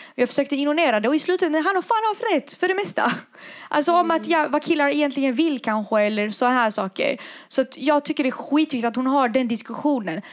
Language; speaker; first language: Swedish; early bilingual, other home language; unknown